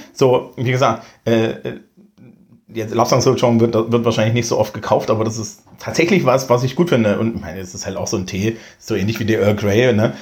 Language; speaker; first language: German; native; German